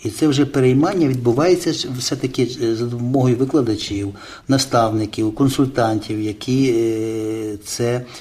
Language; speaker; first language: Ukrainian; native; Ukrainian